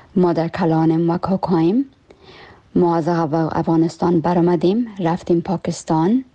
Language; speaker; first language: Persian; early bilingual, heritage; Persian